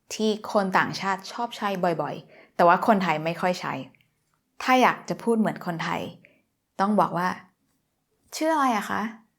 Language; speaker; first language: Thai; native; Thai